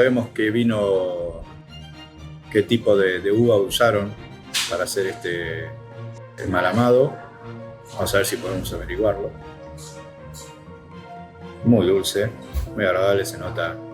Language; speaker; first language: Spanish; native; Spanish